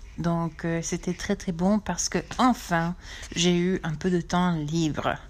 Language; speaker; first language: French; non-native, fluent; English